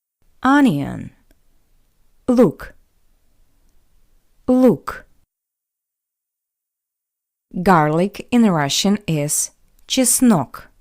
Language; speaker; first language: English; non-native, fluent; Russian